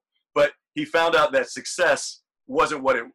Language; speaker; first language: English; native; English